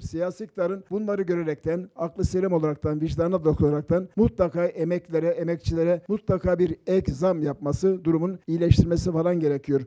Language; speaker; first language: Turkish; native; Turkish